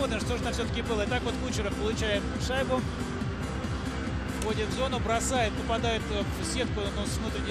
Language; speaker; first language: Russian; native; Russian